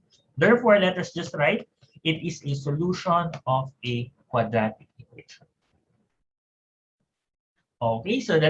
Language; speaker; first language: English; non-native, local second language; Filipino